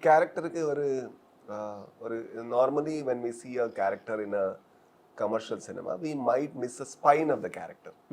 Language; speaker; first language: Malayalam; non-native, learner; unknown